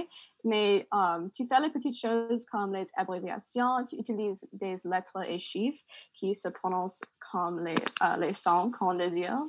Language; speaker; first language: French; non-native, learner; English